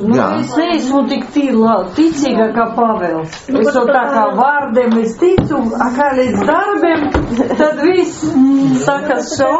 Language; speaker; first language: Latvian; non-native, local second language; Russian